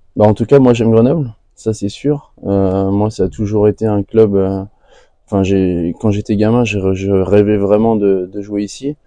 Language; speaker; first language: French; native; French